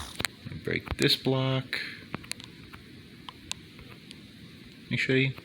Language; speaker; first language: English; native; English